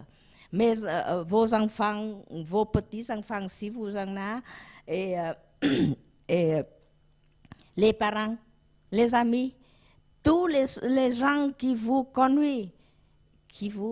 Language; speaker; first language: French; non-native, learner; Vietnamese